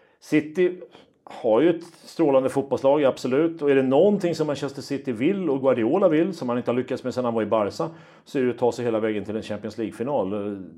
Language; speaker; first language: Swedish; native; Swedish